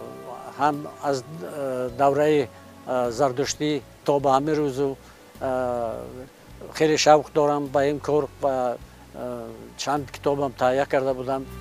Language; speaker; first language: Persian; non-native, local second language; Shughni